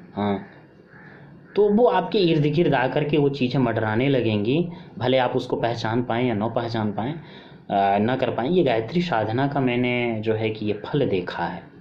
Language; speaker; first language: Hindi; non-native, local second language; Bhojpuri